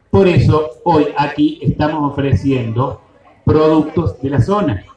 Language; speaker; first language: Spanish; native; Spanish